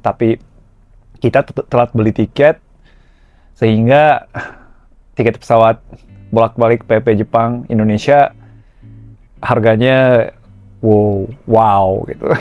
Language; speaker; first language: Indonesian; non-native, fluent; Japanese